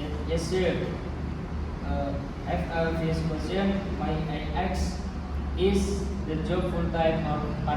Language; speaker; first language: English; non-native, learner; Indonesian